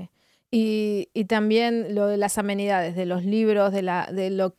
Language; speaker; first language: Spanish; native; Spanish